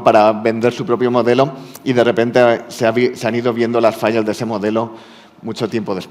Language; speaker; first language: Spanish; native; Spanish